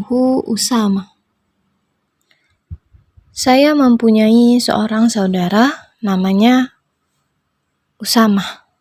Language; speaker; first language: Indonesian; native; Indonesian